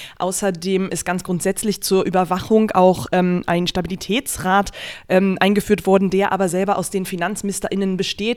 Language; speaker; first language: German; native; German